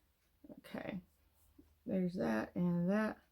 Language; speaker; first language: English; native; English